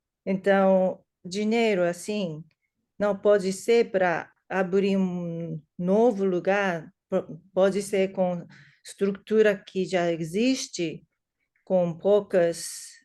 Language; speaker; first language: Portuguese; non-native, learner; English